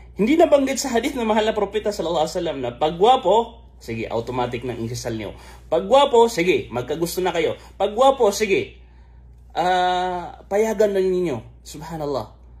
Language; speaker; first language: Filipino; non-native, local second language; Maranao